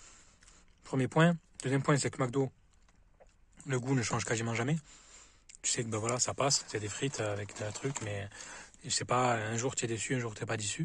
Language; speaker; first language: French; native; French